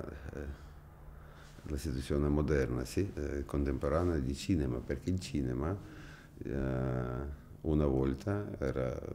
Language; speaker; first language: Italian; non-native, fluent; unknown